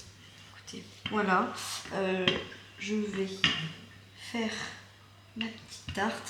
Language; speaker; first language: French; native; French